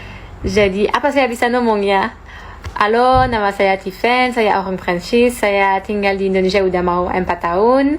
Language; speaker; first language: Indonesian; non-native, fluent; French